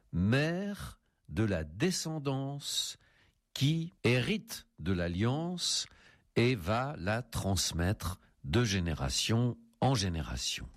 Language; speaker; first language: French; native; French